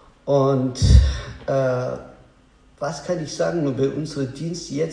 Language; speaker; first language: German; non-native, learner; Azerbaijani